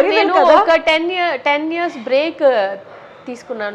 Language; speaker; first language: Telugu; non-native, learner; Tamil